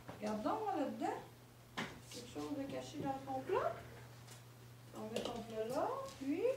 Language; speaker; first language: French; native; French